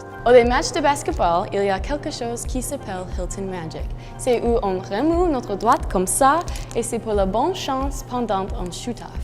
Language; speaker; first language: French; non-native, learner; English